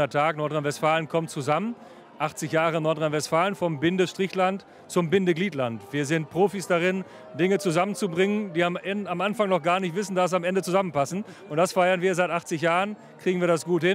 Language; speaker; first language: German; native; German